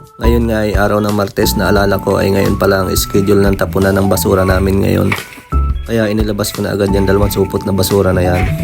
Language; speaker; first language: Filipino; native; Filipino